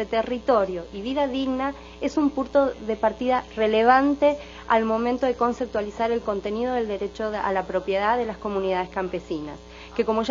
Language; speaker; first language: Spanish; native; Spanish